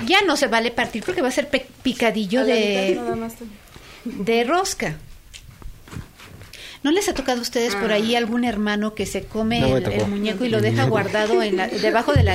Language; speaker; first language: Spanish; native; Spanish